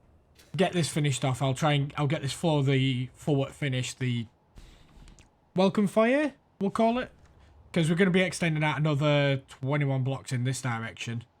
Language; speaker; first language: English; native; English